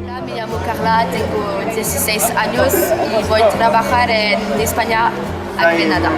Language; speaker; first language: Spanish; non-native, learner; French